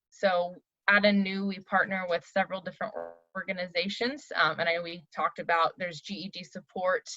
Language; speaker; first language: English; native; English